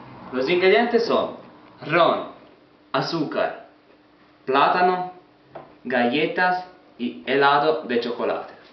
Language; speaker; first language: Spanish; non-native, fluent; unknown